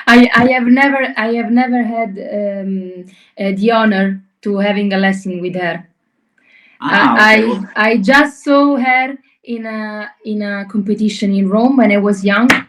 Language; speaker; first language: English; non-native, learner; Italian